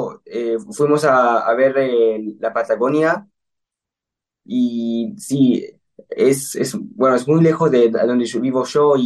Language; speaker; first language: Spanish; early bilingual, heritage; Spanish